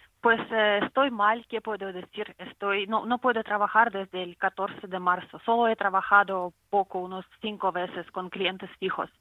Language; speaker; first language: Spanish; non-native, fluent; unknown